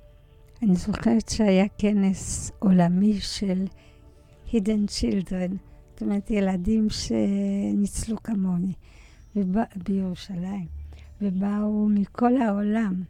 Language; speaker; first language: Hebrew; early bilingual, other home language; Polish